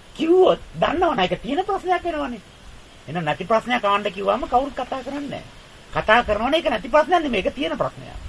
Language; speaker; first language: Sinhala; non-native, fluent; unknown